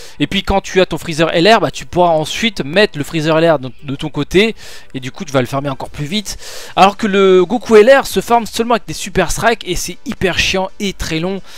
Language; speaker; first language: French; native; French